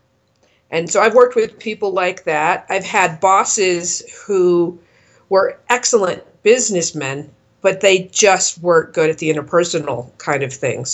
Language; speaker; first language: English; native; English